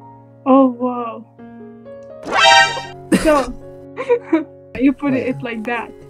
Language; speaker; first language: English; non-native, learner; Arabic